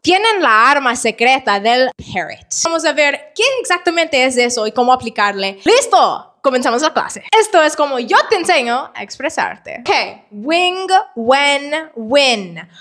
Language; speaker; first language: Spanish; non-native, fluent; English